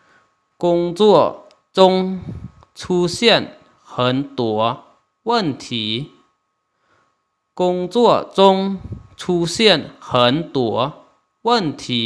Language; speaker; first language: Chinese; non-native, fluent; Lao